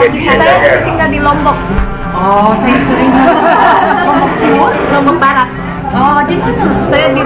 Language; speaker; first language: Indonesian; non-native, learner; English